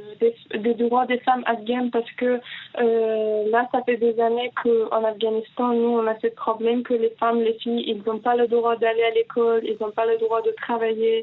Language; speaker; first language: French; non-native, fluent; Persian